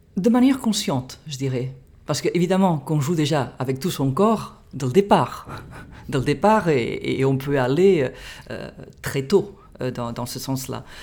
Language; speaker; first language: French; non-native, fluent; Catalan